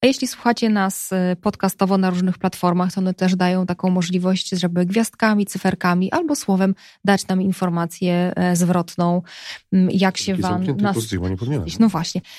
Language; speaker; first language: Polish; native; Polish